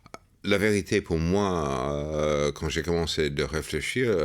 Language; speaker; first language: French; non-native, fluent; English